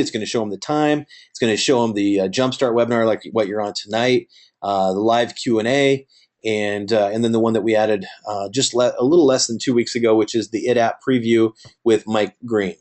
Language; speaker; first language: English; native; English